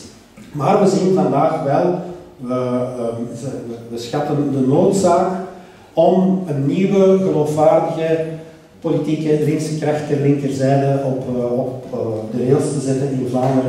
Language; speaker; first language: Dutch; native; Dutch